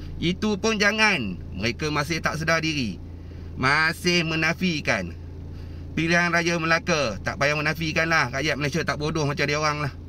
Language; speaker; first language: Malay; native; Malay